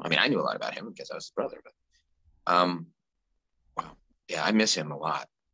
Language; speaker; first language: English; native; English